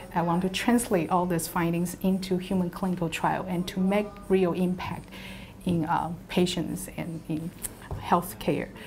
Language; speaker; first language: English; non-native, fluent; Chinese